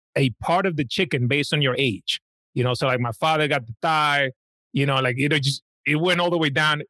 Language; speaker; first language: English; early bilingual, other home language; Spanish